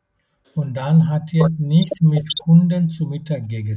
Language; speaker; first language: German; non-native, fluent; Bangla